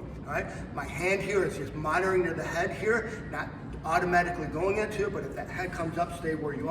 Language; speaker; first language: English; native; English